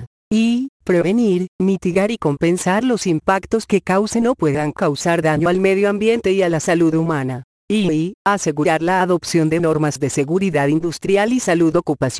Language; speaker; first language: Spanish; native; Spanish